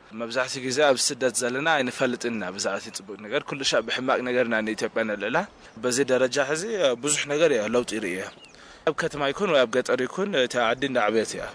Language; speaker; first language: Tigrinya; early bilingual, heritage; Tigrinya